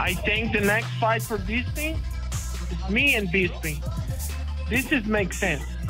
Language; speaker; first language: English; non-native, learner; Portuguese